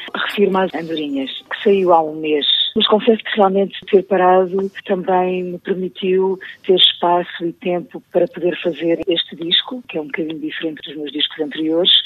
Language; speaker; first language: Portuguese; native; Portuguese